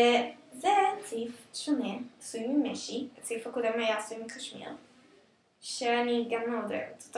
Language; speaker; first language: Hebrew; native; Hebrew